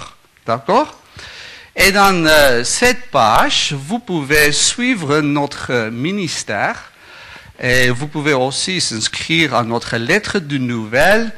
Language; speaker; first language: French; non-native, learner; Afrikaans